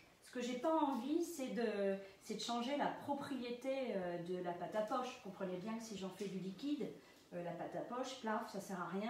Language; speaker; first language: French; native; French